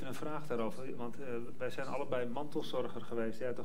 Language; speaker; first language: Dutch; native; Dutch